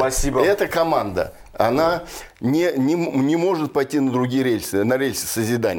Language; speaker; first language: Russian; native; Russian